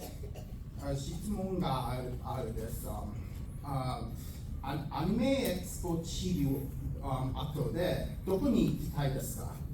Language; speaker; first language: Japanese; non-native, learner; English